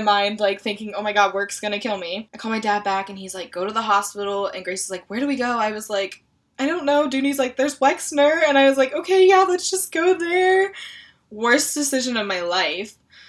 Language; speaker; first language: English; native; English